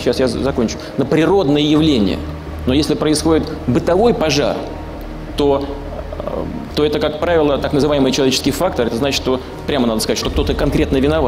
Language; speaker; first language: Russian; native; Russian